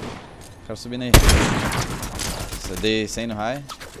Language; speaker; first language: Portuguese; native; Portuguese